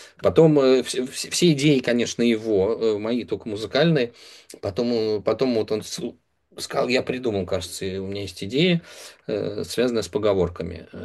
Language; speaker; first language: Russian; native; Russian